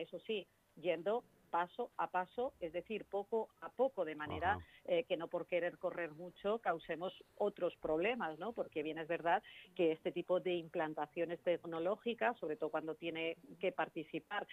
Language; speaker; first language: Spanish; native; Spanish